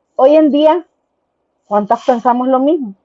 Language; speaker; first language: Spanish; native; Spanish